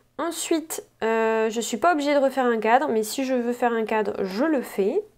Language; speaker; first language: French; native; French